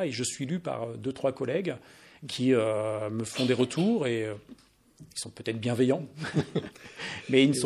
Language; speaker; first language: French; native; French